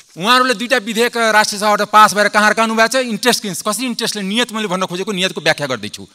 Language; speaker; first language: Nepali; non-native, local second language; Maithili